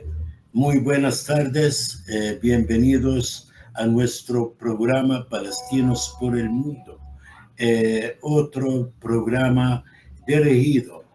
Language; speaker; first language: Spanish; non-native, fluent; Arabic